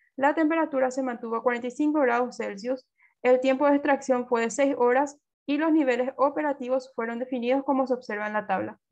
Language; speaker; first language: Spanish; native; Spanish